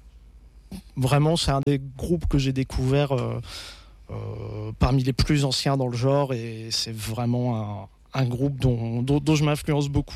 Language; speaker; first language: French; native; French